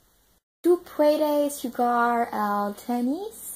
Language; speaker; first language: Spanish; non-native, learner; English